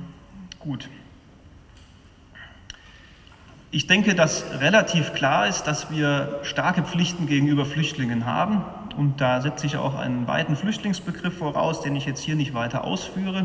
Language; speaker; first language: German; native; German